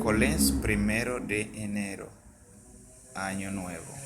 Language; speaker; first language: Spanish; non-native, fluent; Haitian Creole